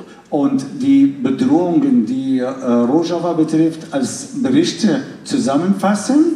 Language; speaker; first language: German; non-native, fluent; Arabic